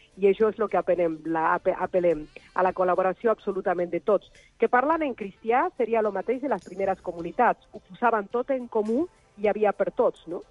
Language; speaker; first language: Catalan; non-native, fluent; Spanish